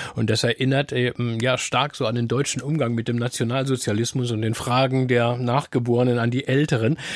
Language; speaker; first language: German; native; German